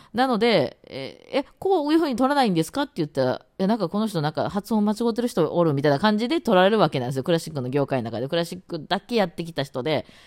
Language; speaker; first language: Japanese; native; Japanese